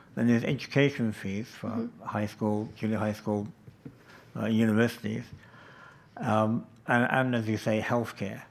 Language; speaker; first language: English; native; English